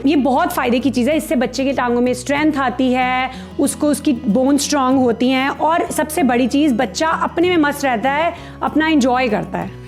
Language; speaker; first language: Hindi; native; Hindi